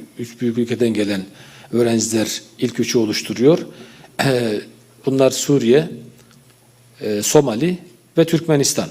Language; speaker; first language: Turkish; native; Turkish